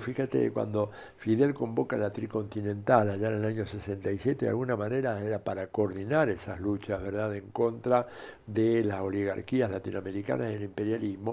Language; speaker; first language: Spanish; native; Spanish